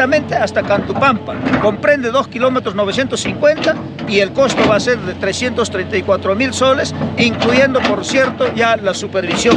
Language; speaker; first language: Spanish; native; Spanish